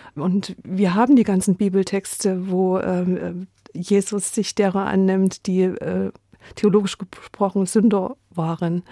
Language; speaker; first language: German; native; German